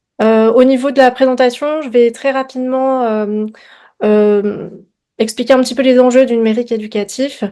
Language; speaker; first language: French; native; French